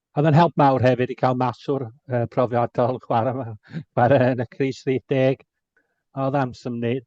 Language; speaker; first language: Welsh; native; Welsh